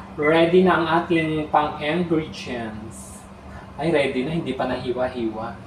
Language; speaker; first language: Filipino; non-native, local second language; Iloko